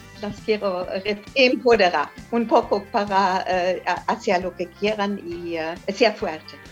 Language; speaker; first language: Spanish; non-native, learner; German